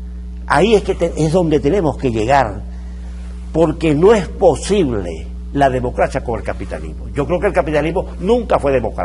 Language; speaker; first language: Spanish; native; Spanish